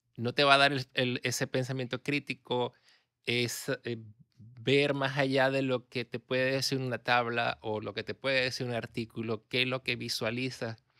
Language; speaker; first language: Spanish; native; Spanish